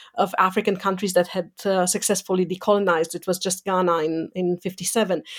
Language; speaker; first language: English; non-native, fluent; Romanian